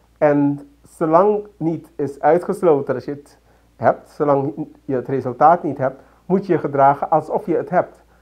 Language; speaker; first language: Dutch; native; Dutch